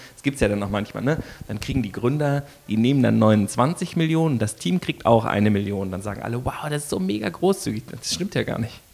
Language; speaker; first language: German; native; German